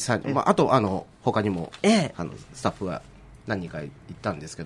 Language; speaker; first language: Japanese; native; Japanese